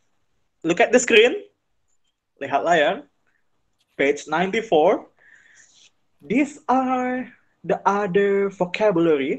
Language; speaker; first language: English; non-native, fluent; Indonesian